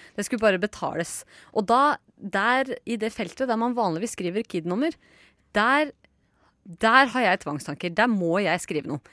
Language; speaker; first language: Norwegian; native; Norwegian